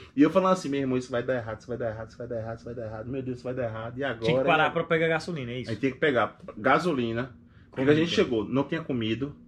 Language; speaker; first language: Portuguese; native; Portuguese